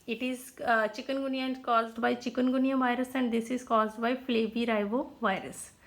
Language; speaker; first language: English; non-native, local second language; Punjabi